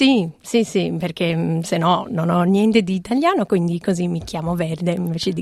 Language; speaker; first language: Italian; non-native, fluent; English